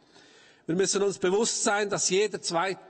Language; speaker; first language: German; native; German